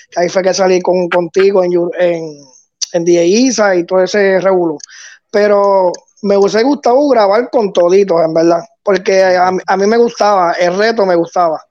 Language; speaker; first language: Spanish; native; Spanish